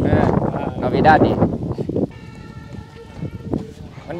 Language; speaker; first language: Portuguese; non-native, learner; Vietnamese